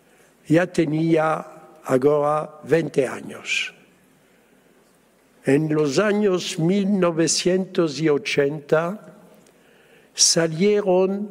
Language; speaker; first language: Spanish; early bilingual, heritage; Spanish